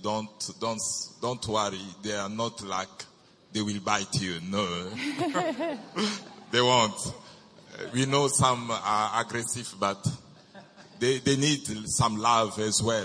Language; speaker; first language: English; non-native, fluent; French